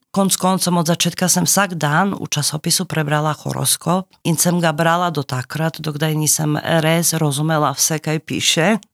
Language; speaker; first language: Slovenian; non-native, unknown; Slovak